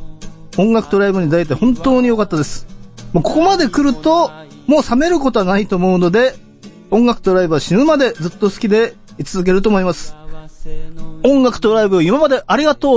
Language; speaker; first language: Japanese; native; Japanese